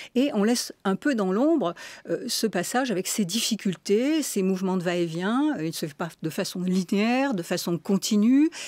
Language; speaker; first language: French; native; French